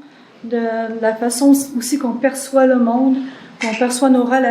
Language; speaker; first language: French; native; French